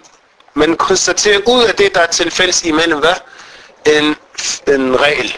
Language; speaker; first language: Danish; non-native, fluent; Arabic